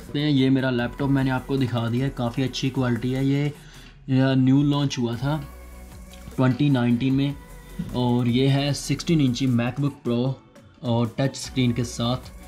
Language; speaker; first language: Hindi; native; Hindi